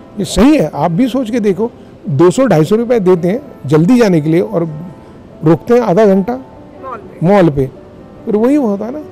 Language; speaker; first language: Hindi; non-native, local second language; Marathi